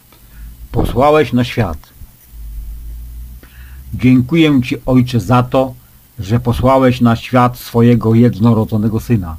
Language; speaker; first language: Polish; native; Polish